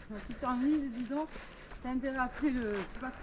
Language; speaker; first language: French; native; French